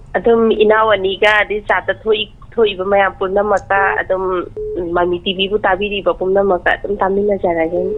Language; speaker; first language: Manipuri; native; Manipuri